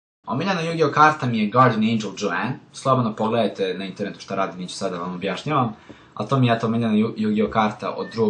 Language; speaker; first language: Serbian; native; Serbian